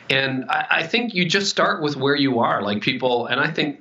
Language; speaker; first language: English; native; English